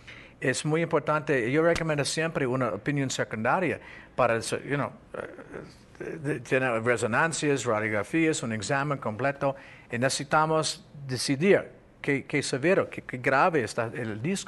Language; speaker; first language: Spanish; non-native, fluent; English